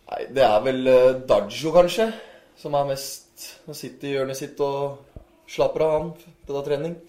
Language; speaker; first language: Norwegian; native; Norwegian